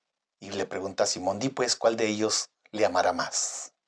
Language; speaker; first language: Spanish; native; Spanish